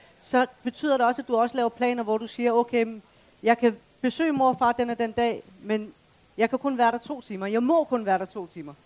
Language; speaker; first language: Danish; early bilingual, other home language; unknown